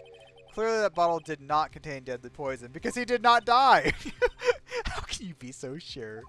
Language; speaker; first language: English; native; English